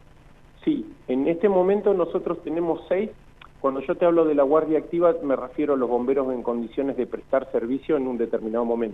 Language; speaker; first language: Spanish; native; Spanish